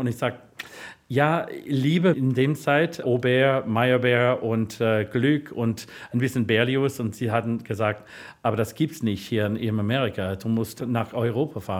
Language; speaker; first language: German; non-native, learner; English